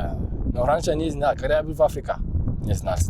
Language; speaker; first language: Russian; non-native, learner; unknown